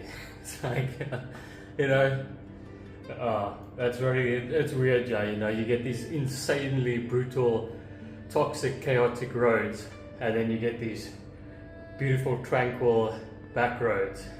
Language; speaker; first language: English; native; English